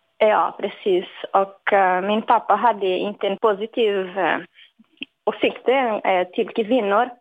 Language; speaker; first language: Swedish; non-native, fluent; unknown